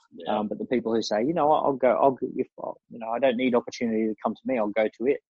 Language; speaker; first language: English; native; English